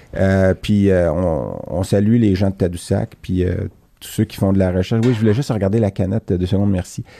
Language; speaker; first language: French; native; French